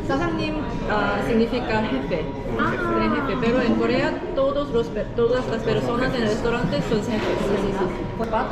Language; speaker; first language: Spanish; non-native, learner; Korean